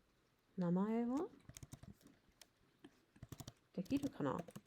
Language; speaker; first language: Japanese; non-native, learner; English